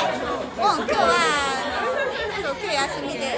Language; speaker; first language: Japanese; native; Japanese